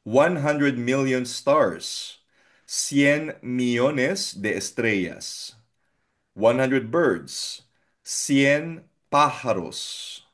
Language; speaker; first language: Spanish; non-native, fluent; Filipino